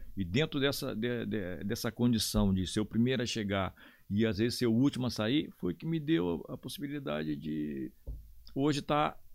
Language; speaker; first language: Portuguese; native; Portuguese